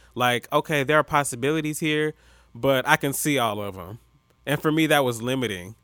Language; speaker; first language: English; native; English